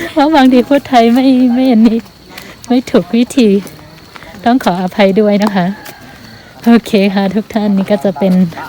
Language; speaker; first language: Thai; native; Thai